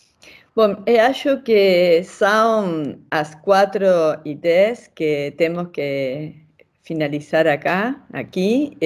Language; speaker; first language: Portuguese; non-native, fluent; Spanish